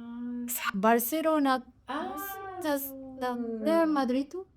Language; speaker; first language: Japanese; non-native, learner; Spanish